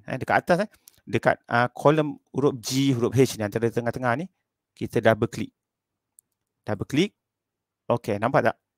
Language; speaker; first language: Malay; native; Malay